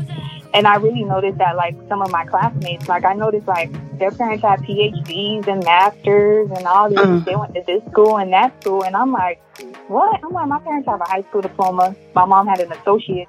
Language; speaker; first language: English; native; English